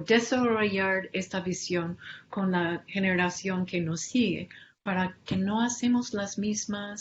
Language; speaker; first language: Spanish; non-native, fluent; English